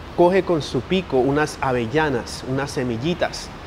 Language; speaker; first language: Spanish; native; Spanish